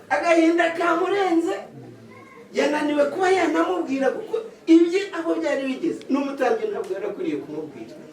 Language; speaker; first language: Kinyarwanda; early bilingual, heritage; Kinyarwanda